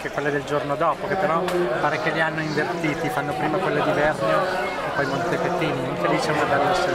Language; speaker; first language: Italian; native; Italian